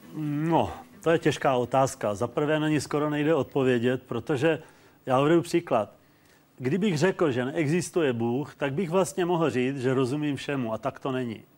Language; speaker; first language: Czech; native; Czech